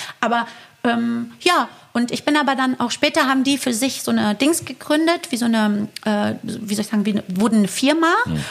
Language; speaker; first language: German; early bilingual, other home language; Persian